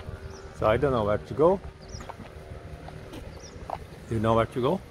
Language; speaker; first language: English; non-native, fluent; Portuguese